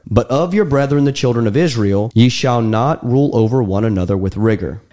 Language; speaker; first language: English; native; English